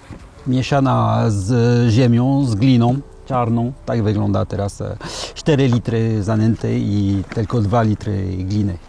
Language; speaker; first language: Polish; early bilingual, heritage; French